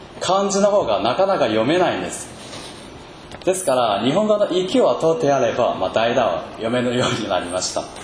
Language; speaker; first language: Japanese; non-native, fluent; Chinese